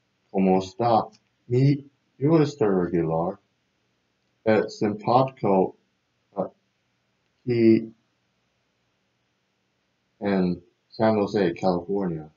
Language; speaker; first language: Spanish; non-native, learner; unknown